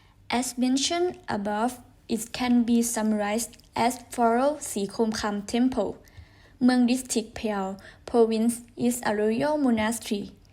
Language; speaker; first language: English; non-native, learner; Thai